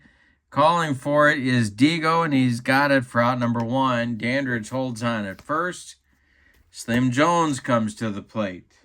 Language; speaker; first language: English; native; English